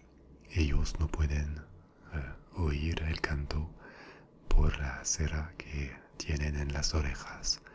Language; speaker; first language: Spanish; non-native, fluent; French